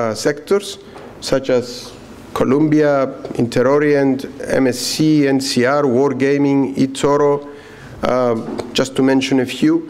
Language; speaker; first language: English; non-native, fluent; Greek